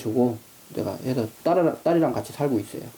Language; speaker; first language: Korean; native; Korean